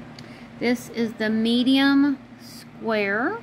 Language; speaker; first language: English; native; English